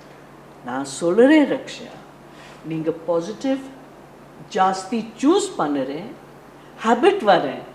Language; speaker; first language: Tamil; non-native, learner; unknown